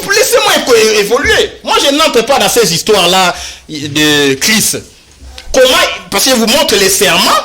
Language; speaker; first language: French; non-native, local second language; Lingala